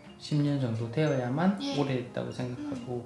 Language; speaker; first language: Korean; native; Korean